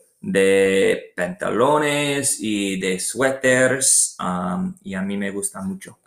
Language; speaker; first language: Spanish; non-native, learner; English